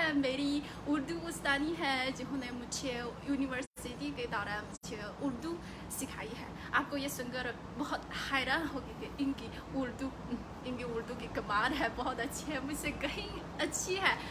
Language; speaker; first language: Hindi; non-native, fluent; Chinese